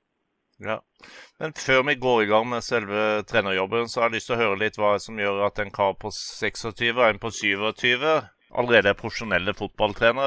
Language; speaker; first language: Norwegian; native; Norwegian